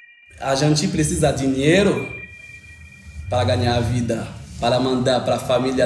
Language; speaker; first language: Portuguese; non-native, learner; Haitian Creole